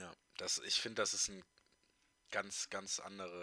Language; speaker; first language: German; native; German